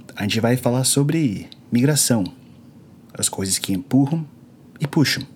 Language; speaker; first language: Portuguese; non-native, fluent; English